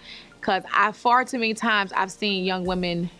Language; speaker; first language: English; native; English